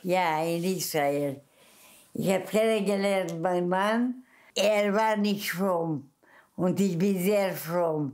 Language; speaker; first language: German; non-native, fluent; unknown